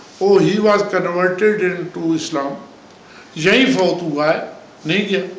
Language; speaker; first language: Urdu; non-native, local second language; Punjabi